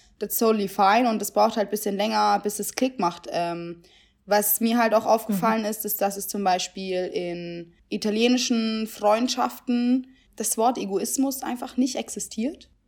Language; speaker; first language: German; early bilingual, other home language; Italian